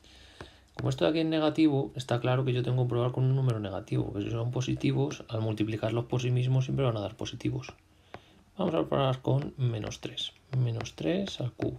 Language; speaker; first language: Spanish; native; Spanish